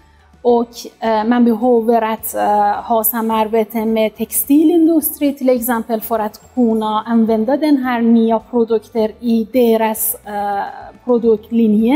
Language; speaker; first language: Swedish; non-native, fluent; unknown